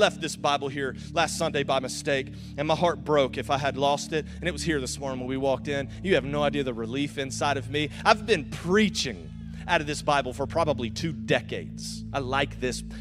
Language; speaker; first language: English; native; English